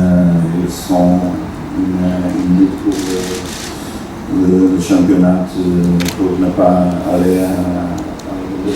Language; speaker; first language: French; non-native, fluent; Portuguese